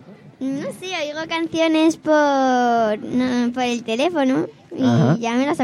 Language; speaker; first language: Spanish; native; Spanish